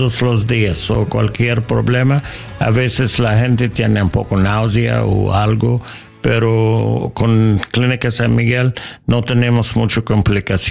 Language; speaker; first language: Spanish; non-native, learner; English